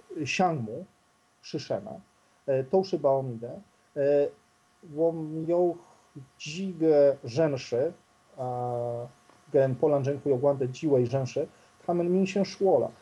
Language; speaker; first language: Chinese; non-native, fluent; Polish